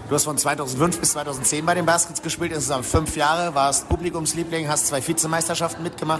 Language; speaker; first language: German; native; German